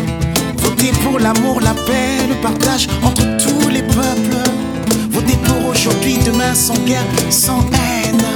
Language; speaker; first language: French; native; French